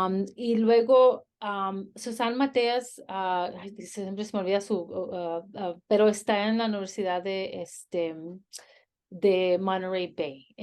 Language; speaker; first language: Spanish; early bilingual, heritage; Spanish